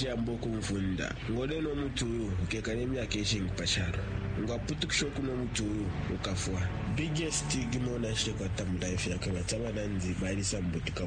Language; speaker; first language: English; non-native, local second language; Bemba